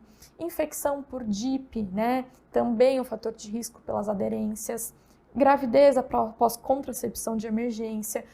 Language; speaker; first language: Portuguese; native; Portuguese